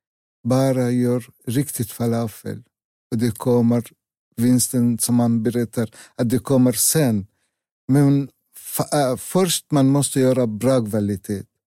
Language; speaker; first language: Swedish; non-native, learner; Arabic